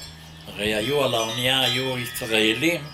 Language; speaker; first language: Hebrew; non-native, fluent; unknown